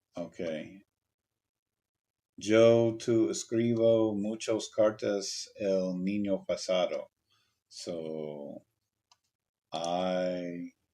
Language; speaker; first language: Spanish; non-native, learner; English